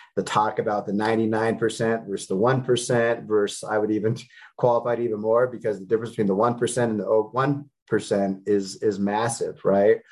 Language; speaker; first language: English; native; English